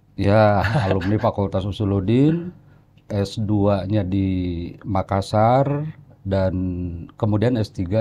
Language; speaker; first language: Indonesian; native; Indonesian